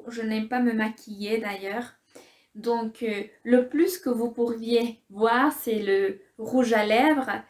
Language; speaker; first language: French; non-native, fluent; Spanish